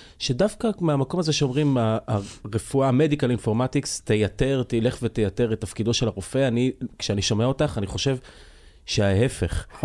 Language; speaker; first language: Hebrew; native; Hebrew